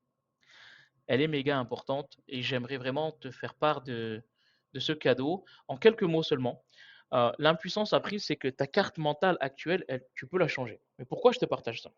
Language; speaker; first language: French; native; French